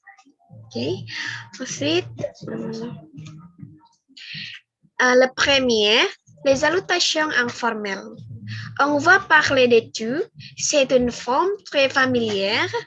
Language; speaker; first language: French; non-native, fluent; Indonesian